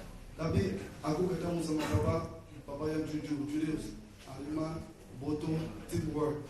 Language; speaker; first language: Indonesian; non-native, fluent; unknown